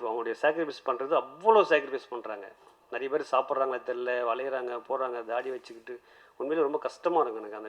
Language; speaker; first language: Tamil; native; Tamil